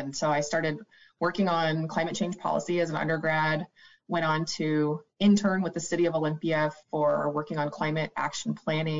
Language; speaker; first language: English; native; English